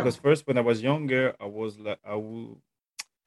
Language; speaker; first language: English; non-native, fluent; French